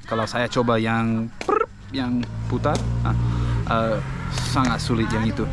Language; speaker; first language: Indonesian; non-native, learner; English